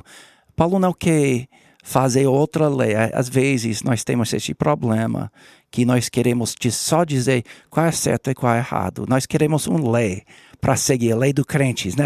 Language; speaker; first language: Portuguese; non-native, learner; English